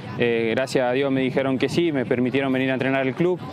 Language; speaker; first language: Spanish; native; Spanish